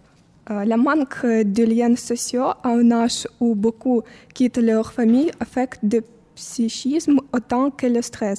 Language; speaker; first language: French; non-native, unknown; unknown